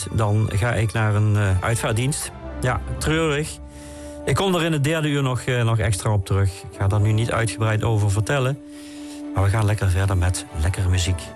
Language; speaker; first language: Dutch; native; Dutch